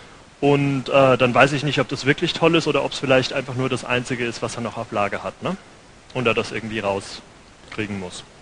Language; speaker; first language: German; native; German